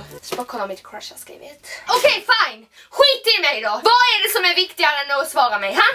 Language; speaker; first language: Swedish; native; Swedish